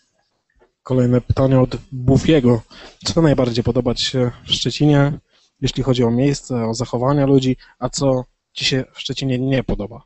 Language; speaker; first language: Polish; native; Polish